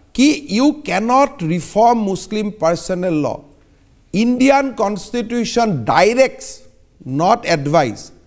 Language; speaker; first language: Hindi; non-native, local second language; Assamese